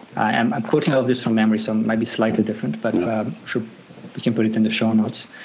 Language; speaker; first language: English; non-native, fluent; Portuguese